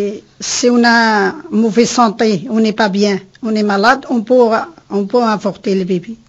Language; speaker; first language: French; non-native, learner; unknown